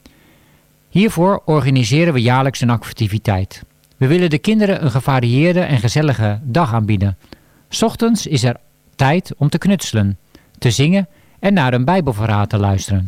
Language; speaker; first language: Dutch; native; Dutch